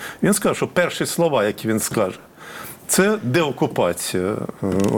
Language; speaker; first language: Ukrainian; native; Ukrainian